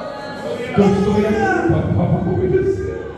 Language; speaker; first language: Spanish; non-native, fluent; Portuguese